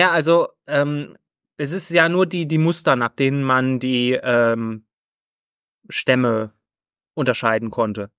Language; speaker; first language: German; native; German